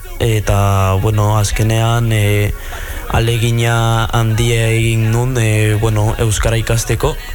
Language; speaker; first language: Basque; non-native, fluent; Spanish